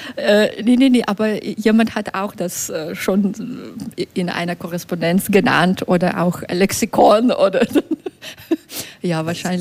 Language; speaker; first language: German; non-native, fluent; Belarusian